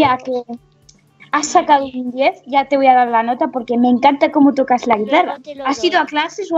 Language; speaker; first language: Spanish; native; Spanish